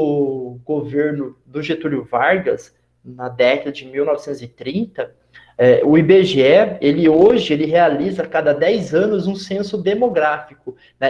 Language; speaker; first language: Portuguese; native; Portuguese